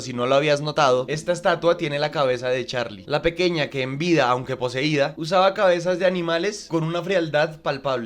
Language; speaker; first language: Spanish; native; Spanish